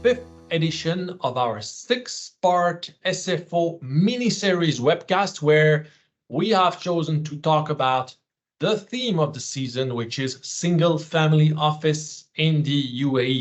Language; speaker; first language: English; non-native, fluent; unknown